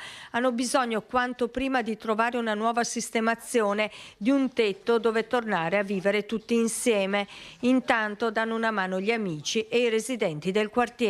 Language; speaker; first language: Italian; native; Italian